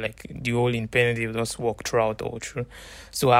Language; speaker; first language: English; non-native, local second language; Yoruba